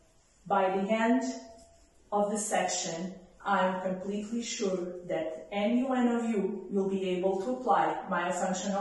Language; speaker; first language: English; non-native, fluent; Portuguese